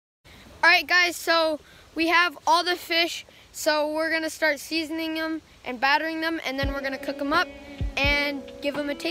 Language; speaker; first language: English; native; English